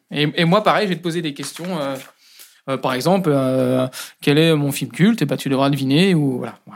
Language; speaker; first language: French; native; French